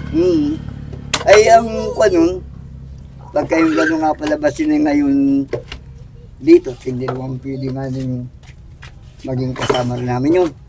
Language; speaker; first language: Filipino; native; Filipino